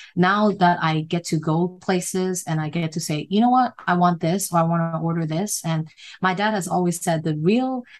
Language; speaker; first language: English; non-native, local second language; Cantonese